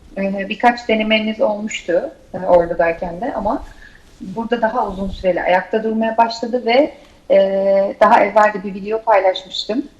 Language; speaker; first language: Turkish; native; Turkish